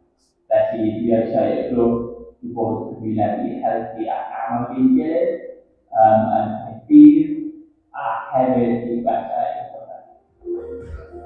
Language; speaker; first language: Welsh; non-native, learner; English